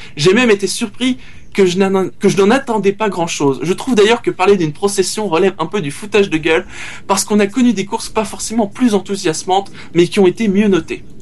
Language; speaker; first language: French; native; French